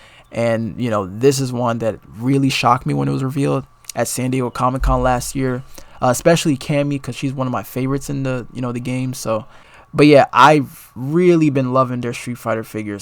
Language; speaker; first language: English; native; English